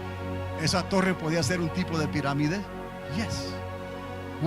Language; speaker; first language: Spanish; native; Spanish